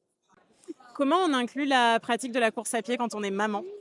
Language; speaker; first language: French; native; French